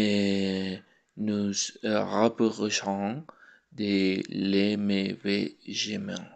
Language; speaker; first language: French; non-native, learner; Spanish